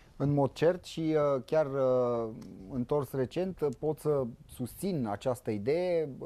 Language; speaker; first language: Romanian; native; Romanian